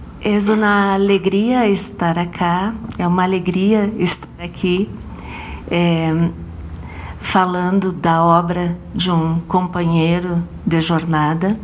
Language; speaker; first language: Spanish; non-native, learner; Portuguese